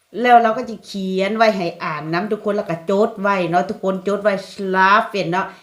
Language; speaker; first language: Thai; non-native, local second language; Lao